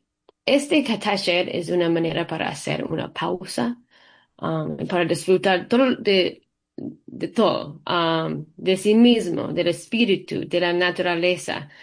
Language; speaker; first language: Spanish; early bilingual, heritage; English